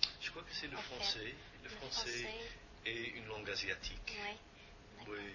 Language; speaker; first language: French; non-native, fluent; English